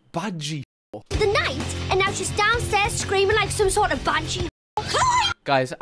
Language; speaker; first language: English; native; English